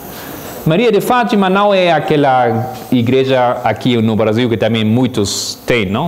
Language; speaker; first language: Portuguese; non-native, fluent; Spanish